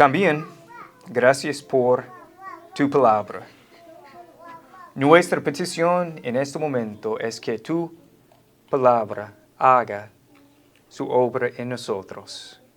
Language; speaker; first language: Spanish; non-native, fluent; English